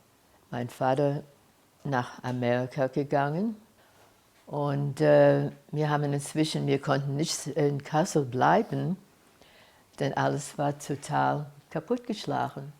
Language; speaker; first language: German; early bilingual, heritage; German